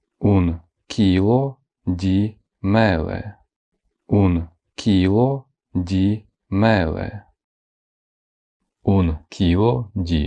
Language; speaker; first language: Italian; non-native, fluent; Ukrainian